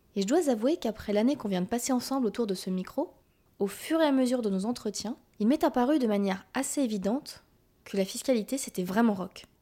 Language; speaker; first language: French; native; French